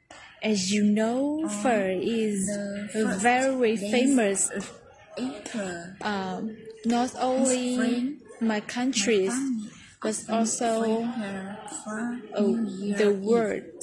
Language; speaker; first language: English; non-native, learner; Vietnamese